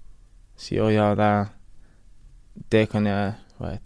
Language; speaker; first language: Norwegian; early bilingual, other home language; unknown